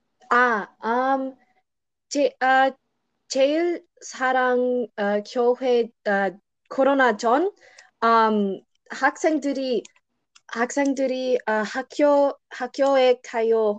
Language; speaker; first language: Korean; non-native, learner; English